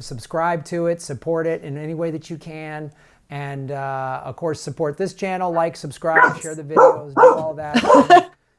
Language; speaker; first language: English; native; English